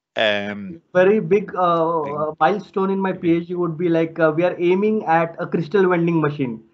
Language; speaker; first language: English; non-native, local second language; Marathi